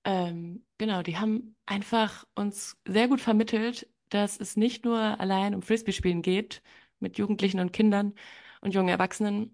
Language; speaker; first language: German; native; German